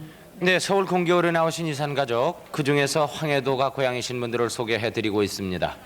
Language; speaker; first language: Korean; native; Korean